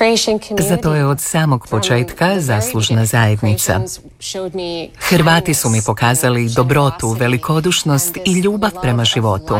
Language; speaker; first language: Croatian; non-native, fluent; English